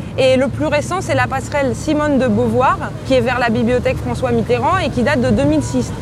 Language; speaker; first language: French; native; French